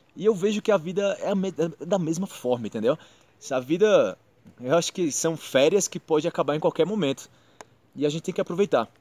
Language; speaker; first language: Portuguese; native; Portuguese